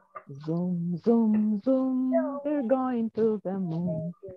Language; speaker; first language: English; non-native, fluent; Ukrainian